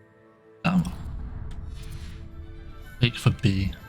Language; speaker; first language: Swedish; non-native, learner; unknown